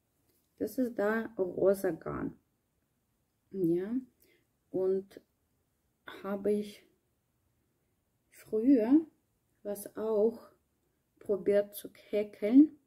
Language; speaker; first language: German; non-native, learner; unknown